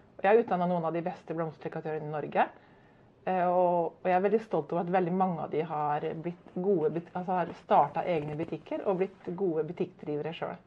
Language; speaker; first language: Norwegian; native; Norwegian